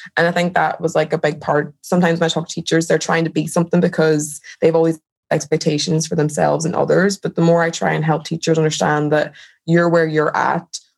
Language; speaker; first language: English; native; English